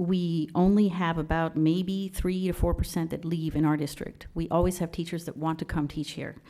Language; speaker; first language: English; early bilingual, other home language; Persian